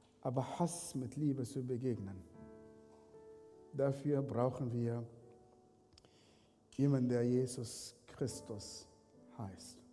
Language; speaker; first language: German; non-native, fluent; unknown